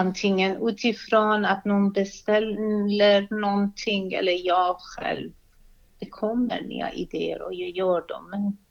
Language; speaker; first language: Swedish; non-native, fluent; Persian